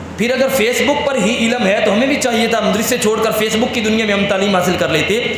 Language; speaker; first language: Urdu; non-native, local second language; Punjabi